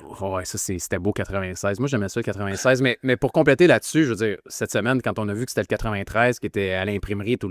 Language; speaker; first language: French; native; French